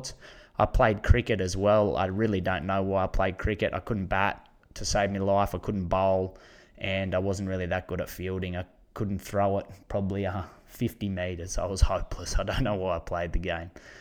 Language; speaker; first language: English; native; English